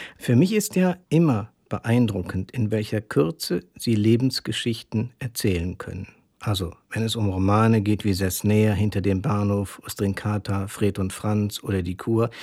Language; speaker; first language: German; native; German